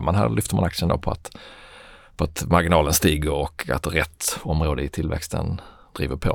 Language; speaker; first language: Swedish; native; Swedish